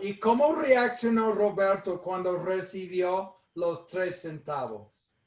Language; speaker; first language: Spanish; non-native, fluent; English